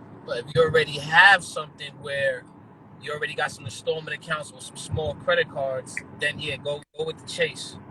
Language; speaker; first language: English; native; English